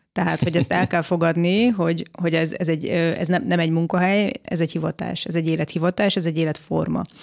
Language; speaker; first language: Hungarian; native; Hungarian